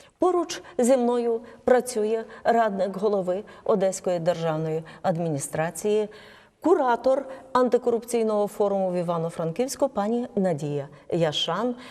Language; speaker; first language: Ukrainian; native; Ukrainian